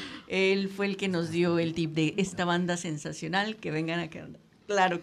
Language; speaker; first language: Spanish; native; Spanish